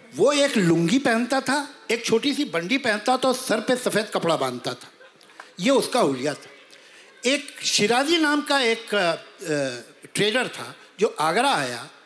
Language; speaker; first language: Hindi; native; Hindi